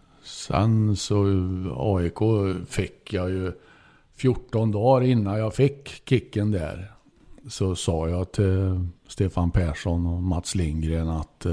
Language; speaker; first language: Swedish; native; Swedish